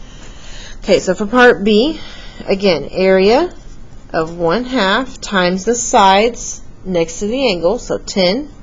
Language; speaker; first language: English; native; English